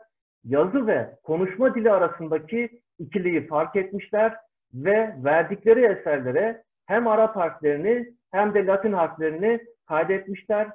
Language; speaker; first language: Turkish; native; Turkish